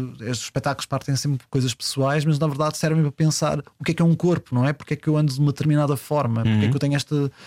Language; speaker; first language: Portuguese; early bilingual, heritage; Portuguese